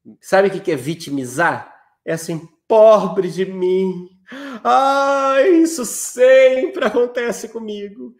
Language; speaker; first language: Portuguese; native; Portuguese